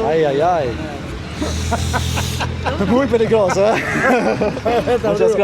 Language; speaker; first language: Spanish; non-native, learner; German